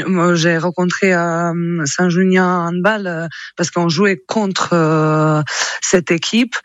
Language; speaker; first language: French; non-native, fluent; Croatian